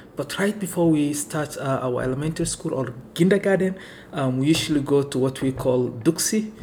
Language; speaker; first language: English; non-native, local second language; Somali